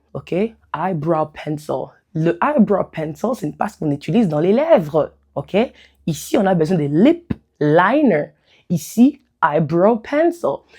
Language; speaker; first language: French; non-native, local second language; Lingala